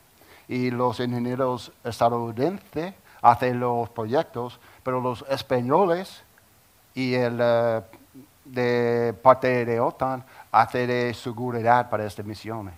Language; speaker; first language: Spanish; non-native, learner; English